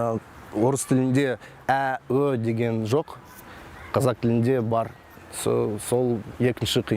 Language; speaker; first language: Kazakh; non-native, local second language; Russian